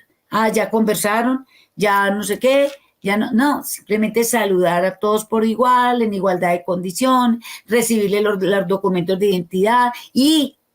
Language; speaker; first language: Spanish; native; Spanish